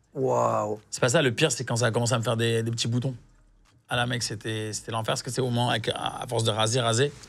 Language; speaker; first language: French; native; French